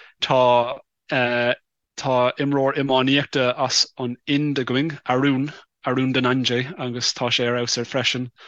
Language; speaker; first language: Irish; non-native, local second language; English